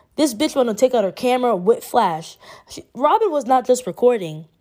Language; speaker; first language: English; native; English